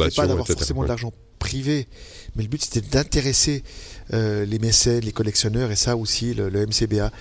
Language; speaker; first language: French; native; French